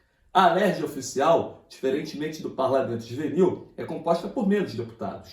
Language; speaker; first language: Portuguese; native; Portuguese